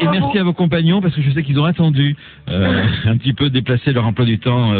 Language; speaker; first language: French; native; French